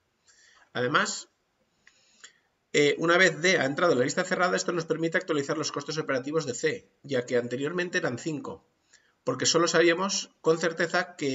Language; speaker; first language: Spanish; native; Spanish